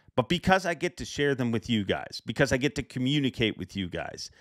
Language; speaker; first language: English; native; English